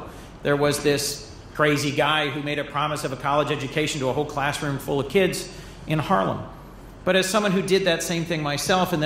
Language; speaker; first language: English; native; English